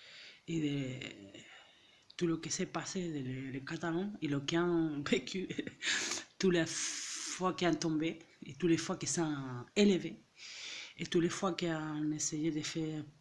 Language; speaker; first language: French; non-native, fluent; Catalan